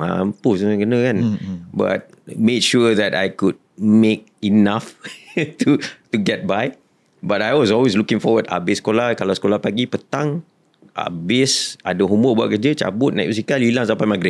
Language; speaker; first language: English; non-native, local second language; Malay